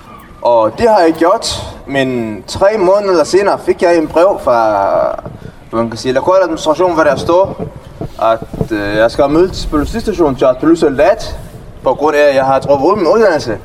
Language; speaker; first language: Danish; non-native, learner; Tigrinya